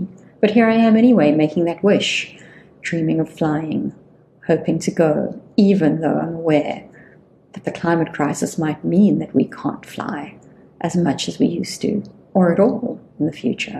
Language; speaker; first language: English; native; English